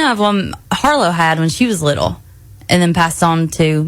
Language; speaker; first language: English; native; English